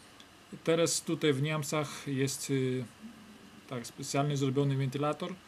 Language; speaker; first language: Polish; non-native, learner; Lithuanian